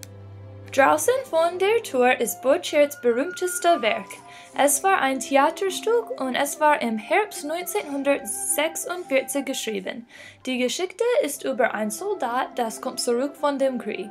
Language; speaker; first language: German; non-native, learner; English